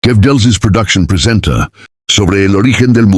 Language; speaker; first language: Spanish; native; Spanish